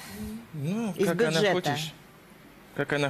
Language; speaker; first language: Russian; early bilingual, heritage; French